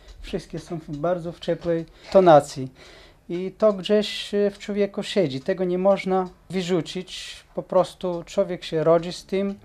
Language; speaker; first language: Polish; non-native, fluent; Bulgarian